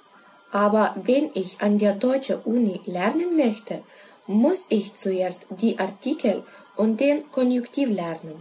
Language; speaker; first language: German; non-native, learner; Lithuanian